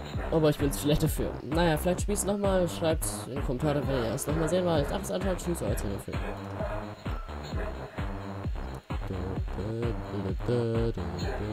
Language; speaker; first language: German; native; German